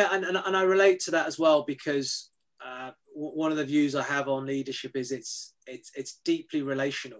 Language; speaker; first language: English; native; English